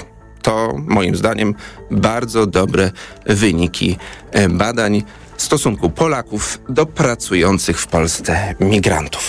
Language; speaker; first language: Polish; native; Polish